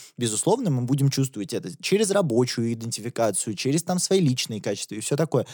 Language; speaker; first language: Russian; native; Russian